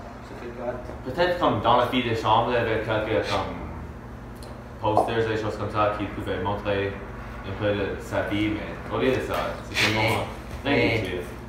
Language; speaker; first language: French; non-native, learner; English